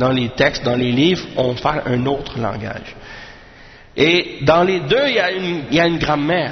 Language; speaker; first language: French; native; French